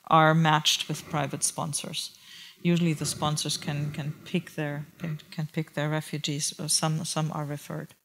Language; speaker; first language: English; non-native, fluent; German